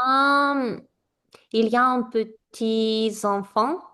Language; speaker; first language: French; non-native, learner; English